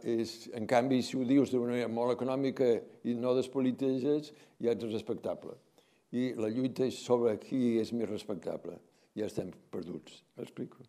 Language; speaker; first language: Catalan; native; Catalan